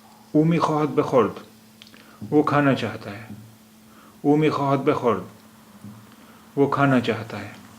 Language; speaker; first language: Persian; non-native, fluent; Urdu